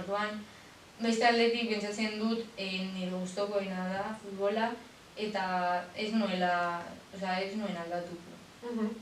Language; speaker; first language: Basque; non-native, local second language; Spanish